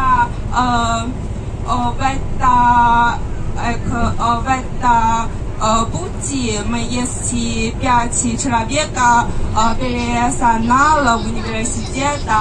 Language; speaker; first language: Russian; non-native, learner; Chinese